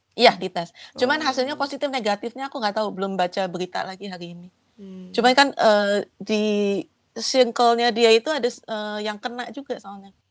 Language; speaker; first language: Indonesian; native; Indonesian